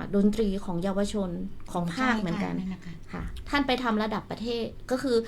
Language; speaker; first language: Thai; native; Thai